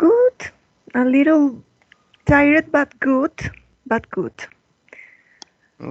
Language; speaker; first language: English; non-native, learner; Spanish